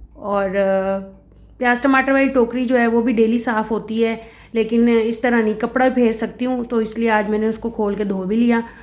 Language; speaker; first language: Urdu; non-native, local second language; Punjabi